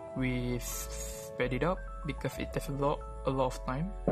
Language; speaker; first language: English; non-native, local second language; Malay